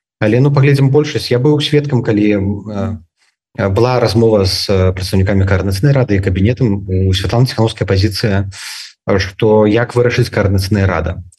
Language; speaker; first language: Belarusian; native; Belarusian